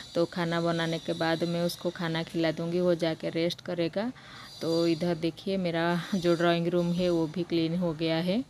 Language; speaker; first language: Hindi; non-native, local second language; Odia